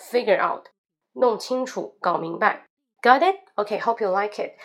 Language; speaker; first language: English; non-native, fluent; Chinese